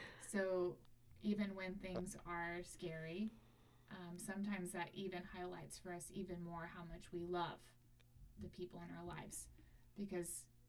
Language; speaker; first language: English; native; English